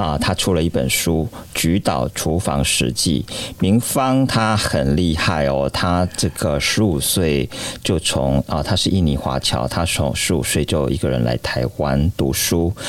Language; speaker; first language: Chinese; native; Chinese